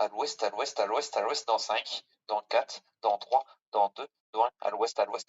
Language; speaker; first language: French; native; French